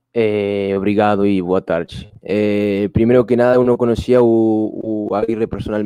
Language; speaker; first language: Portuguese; non-native, fluent; Spanish